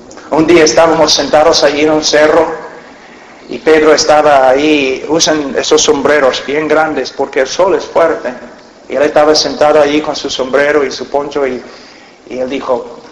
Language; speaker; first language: Spanish; non-native, fluent; English